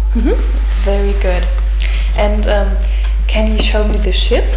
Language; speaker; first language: English; non-native, fluent; German